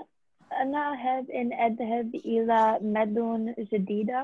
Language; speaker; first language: Arabic; non-native, learner; English